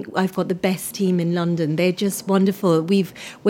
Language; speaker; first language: English; early bilingual, other home language; Punjabi